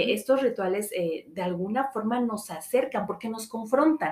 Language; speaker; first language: Spanish; native; Spanish